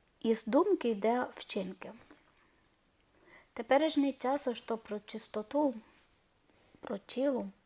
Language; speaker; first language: Ukrainian; non-native, learner; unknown